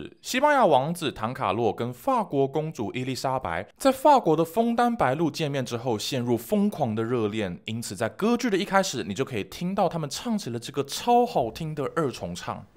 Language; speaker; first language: Chinese; native; Chinese